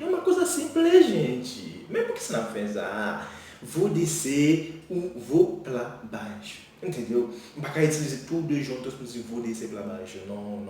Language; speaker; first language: Portuguese; non-native, learner; Haitian Creole